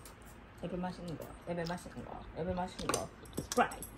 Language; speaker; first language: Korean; non-native, learner; Filipino